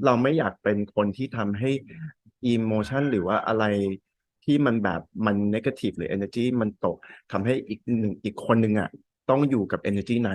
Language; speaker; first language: Thai; early bilingual, heritage; Thai